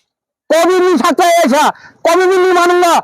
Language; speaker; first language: Hindi; non-native, local second language; Kok Borok